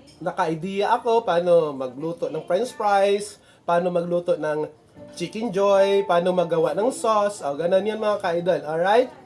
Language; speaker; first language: Filipino; non-native, local second language; Cebuano